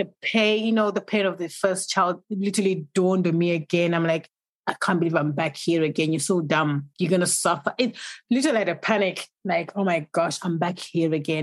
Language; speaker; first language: English; non-native, local second language; Shona